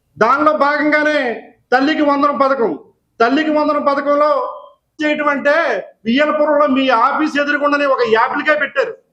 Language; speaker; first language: Telugu; native; Telugu